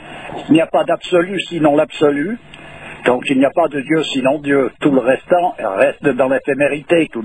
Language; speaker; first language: French; native; French